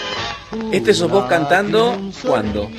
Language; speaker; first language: Spanish; native; Spanish